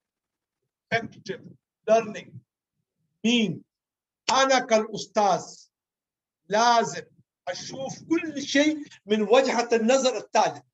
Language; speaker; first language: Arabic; non-native, learner; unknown